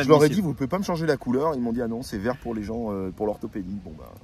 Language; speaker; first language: French; native; French